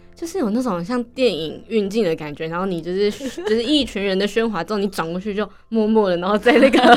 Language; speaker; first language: Chinese; native; Chinese